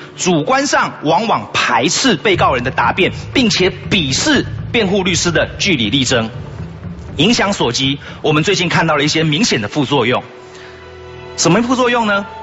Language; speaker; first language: Chinese; native; Chinese